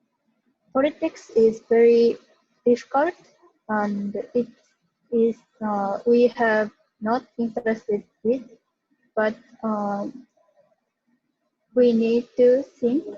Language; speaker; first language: English; non-native, learner; Japanese